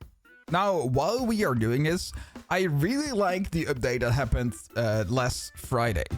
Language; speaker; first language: English; non-native, fluent; Dutch